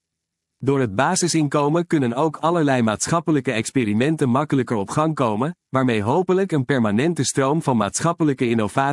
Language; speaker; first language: Dutch; native; Dutch